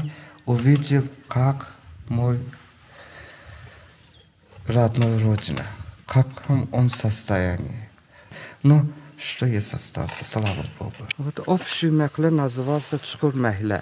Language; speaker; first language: Russian; non-native, local second language; Azerbaijani